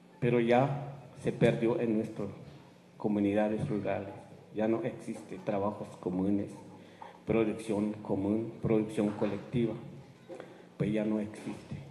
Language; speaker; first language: Spanish; non-native, local second language; Tzotzil